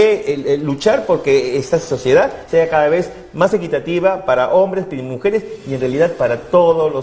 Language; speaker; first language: Spanish; native; Spanish